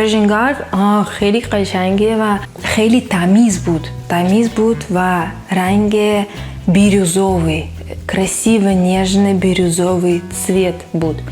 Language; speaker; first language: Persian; non-native, learner; Russian